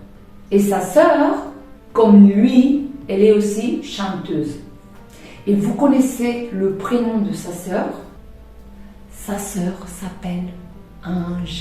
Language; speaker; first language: French; non-native, fluent; Spanish